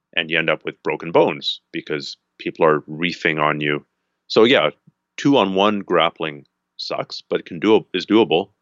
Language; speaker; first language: English; native; English